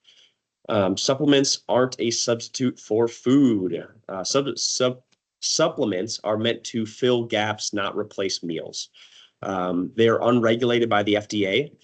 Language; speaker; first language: English; native; English